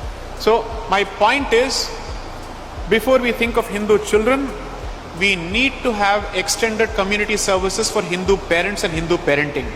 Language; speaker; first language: English; non-native, local second language; Tamil